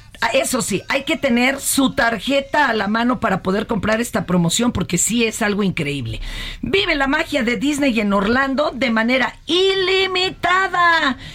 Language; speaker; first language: Spanish; native; Spanish